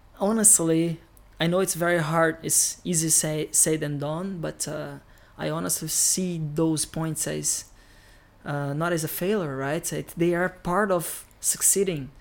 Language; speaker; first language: English; non-native, fluent; Portuguese